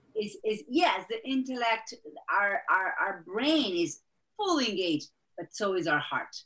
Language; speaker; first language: English; non-native, fluent; Spanish